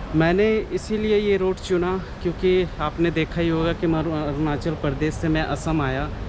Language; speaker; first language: Hindi; native; Hindi